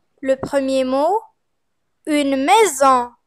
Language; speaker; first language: French; non-native, fluent; Arabic